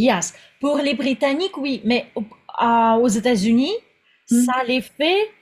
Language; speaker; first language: French; non-native, fluent; Russian